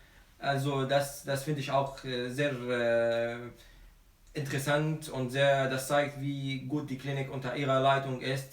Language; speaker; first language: German; non-native, fluent; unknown